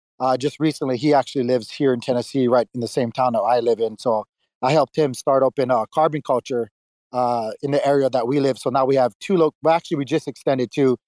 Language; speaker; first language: English; native; English